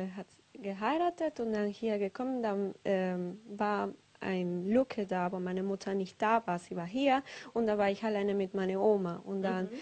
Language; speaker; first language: German; non-native, learner; Spanish